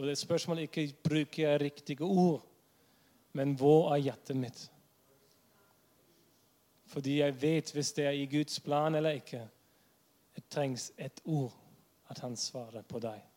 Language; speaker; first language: Norwegian; non-native, fluent; English